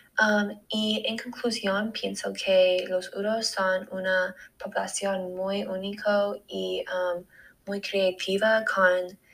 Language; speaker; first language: Spanish; non-native, learner; English